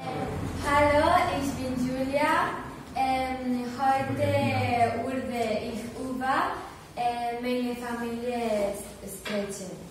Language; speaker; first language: German; non-native, learner; Catalan